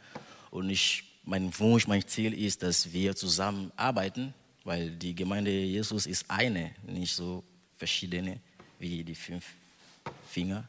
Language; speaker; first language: German; non-native, fluent; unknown